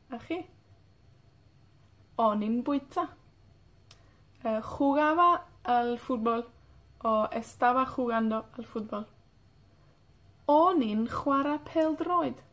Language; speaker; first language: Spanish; non-native, fluent; Welsh